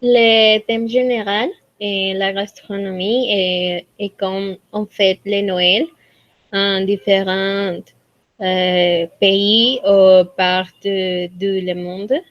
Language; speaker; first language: French; non-native, learner; Spanish